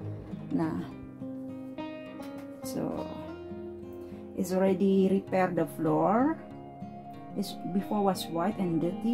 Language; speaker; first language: English; non-native, learner; Indonesian